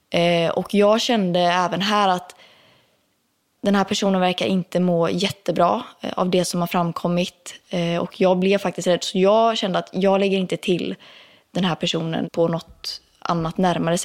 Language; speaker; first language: Swedish; native; Swedish